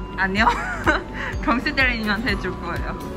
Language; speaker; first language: Korean; non-native, fluent; Chinese